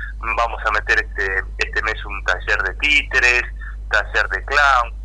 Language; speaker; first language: Spanish; native; Spanish